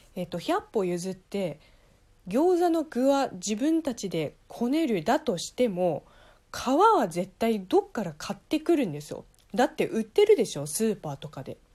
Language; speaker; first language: Japanese; non-native, fluent; Chinese